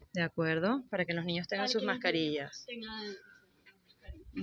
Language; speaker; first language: Spanish; native; Spanish